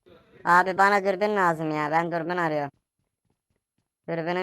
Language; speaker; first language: Turkish; native; Turkish